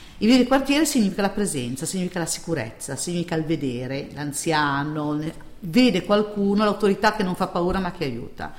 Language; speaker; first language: Italian; native; Italian